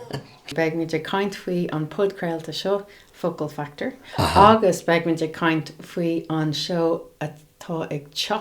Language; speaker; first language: Irish; non-native, learner; English